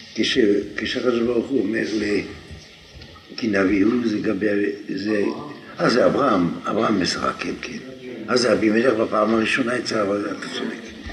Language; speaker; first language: Hebrew; non-native, fluent; French